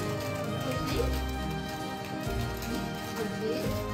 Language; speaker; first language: Italian; non-native, learner; Japanese